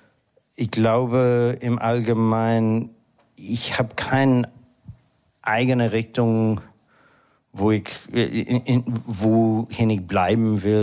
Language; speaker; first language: German; non-native, fluent; English